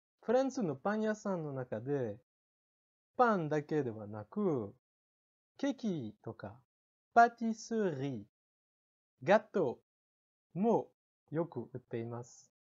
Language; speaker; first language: Japanese; non-native, fluent; French